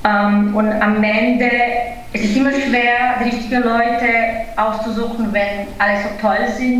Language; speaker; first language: German; non-native, fluent; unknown